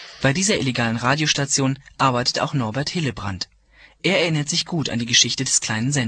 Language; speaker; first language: German; native; German